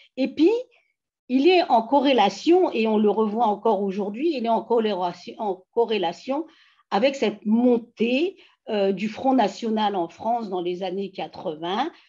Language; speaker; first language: French; native; French